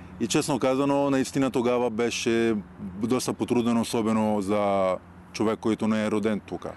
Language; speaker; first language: Bulgarian; non-native, fluent; Italian